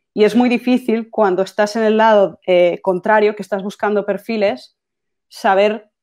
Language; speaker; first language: Spanish; native; Spanish